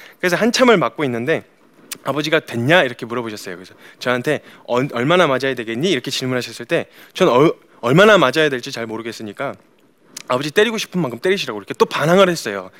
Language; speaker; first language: Korean; native; Korean